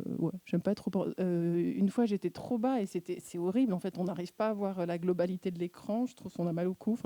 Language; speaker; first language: French; native; French